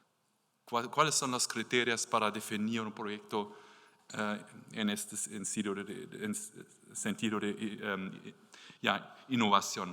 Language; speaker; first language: Spanish; non-native, learner; German